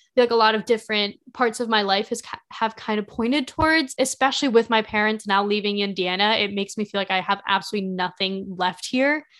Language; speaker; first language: English; native; English